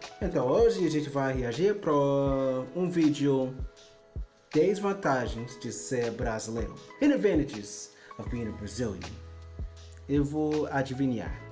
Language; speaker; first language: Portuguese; non-native, learner; English